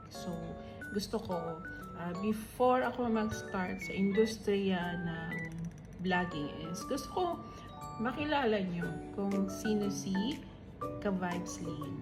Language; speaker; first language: Filipino; non-native, local second language; Cebuano